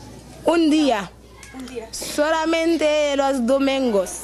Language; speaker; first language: Spanish; non-native, learner; Haitian Creole